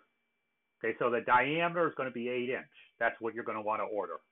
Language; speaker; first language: English; native; English